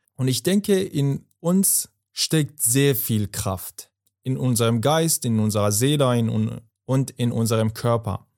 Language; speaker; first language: German; non-native, fluent; Persian